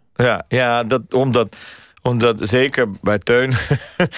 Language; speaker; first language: Dutch; non-native, fluent; Portuguese